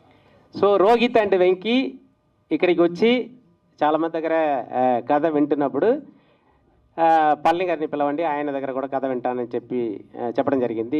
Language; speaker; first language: Telugu; native; Telugu